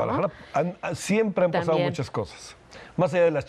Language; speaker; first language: Spanish; native; Spanish